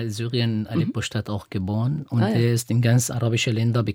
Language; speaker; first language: German; non-native, fluent; Arabic